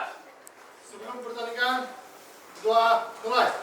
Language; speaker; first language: Indonesian; native; Indonesian